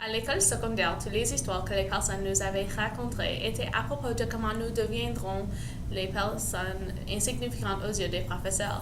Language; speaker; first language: French; non-native, local second language; English